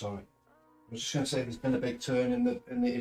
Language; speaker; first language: English; native; English